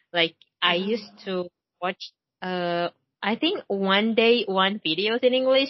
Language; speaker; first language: English; non-native, learner; Indonesian